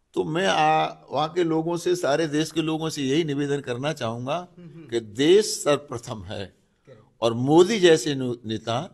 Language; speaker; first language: Hindi; native; Hindi